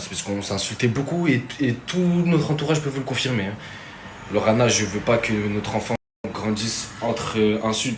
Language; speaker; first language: French; native; French